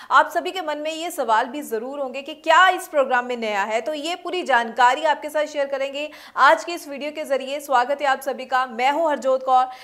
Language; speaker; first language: Hindi; non-native, local second language; Punjabi